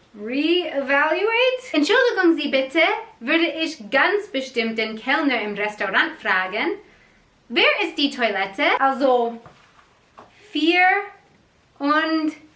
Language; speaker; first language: German; non-native, fluent; English